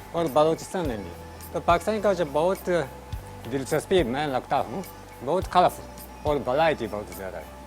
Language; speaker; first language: Hindi; non-native, learner; Japanese